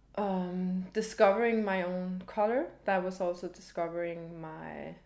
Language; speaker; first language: English; early bilingual, other home language; Danish